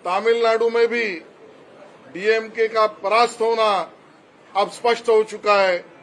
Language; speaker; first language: Hindi; non-native, local second language; Marathi